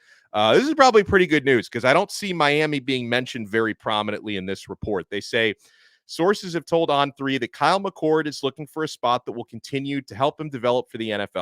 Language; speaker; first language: English; native; English